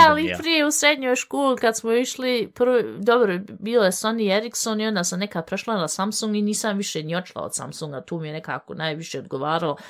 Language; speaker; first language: Bosnian; early bilingual, heritage; Bosnian